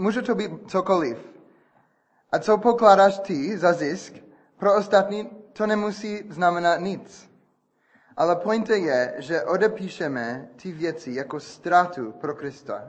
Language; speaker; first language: Czech; non-native, fluent; English